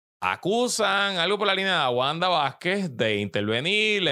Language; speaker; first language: Spanish; native; Spanish